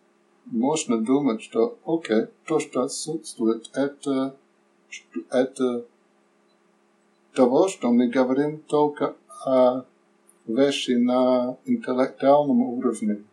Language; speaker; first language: Russian; non-native, learner; English